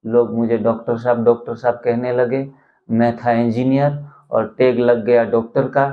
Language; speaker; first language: Hindi; non-native, local second language; Gujarati